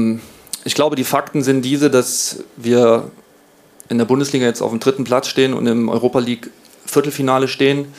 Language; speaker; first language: German; native; German